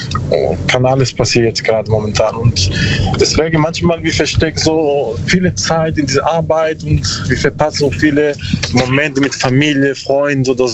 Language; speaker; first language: German; non-native, learner; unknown